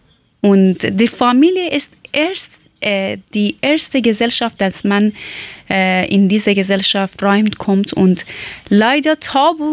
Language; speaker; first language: German; non-native, learner; Persian